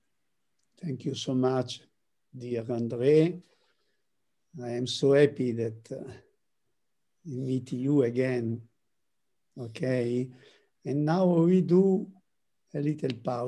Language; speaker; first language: English; non-native, learner; Italian